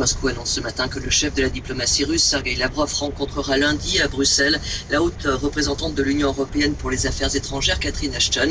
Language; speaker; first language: French; native; French